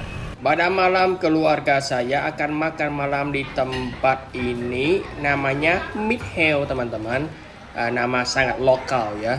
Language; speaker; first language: Indonesian; non-native, learner; Vietnamese